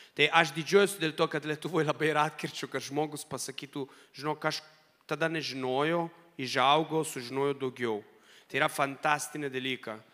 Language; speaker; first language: Lithuanian; non-native, fluent; Italian